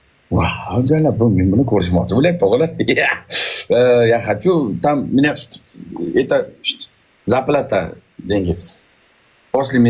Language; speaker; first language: Russian; non-native, learner; Uzbek